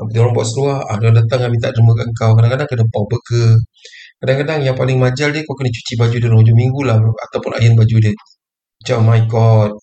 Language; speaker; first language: Malay; native; Malay